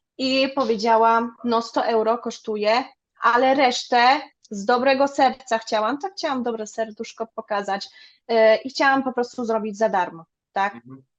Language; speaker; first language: Polish; early bilingual, other home language; German